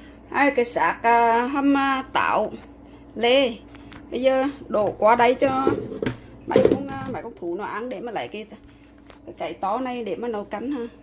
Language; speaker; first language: Vietnamese; native; Vietnamese